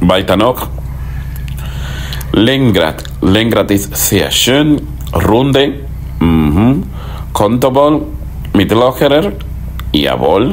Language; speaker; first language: German; non-native, learner; Spanish